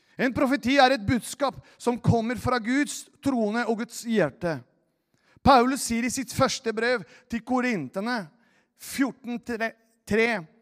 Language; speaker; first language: Norwegian; non-native, fluent; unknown